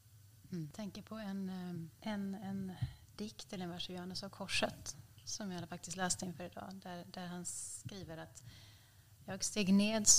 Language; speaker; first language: Swedish; native; Swedish